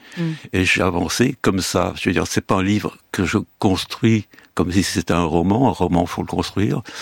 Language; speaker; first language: French; early bilingual, other home language; Yiddish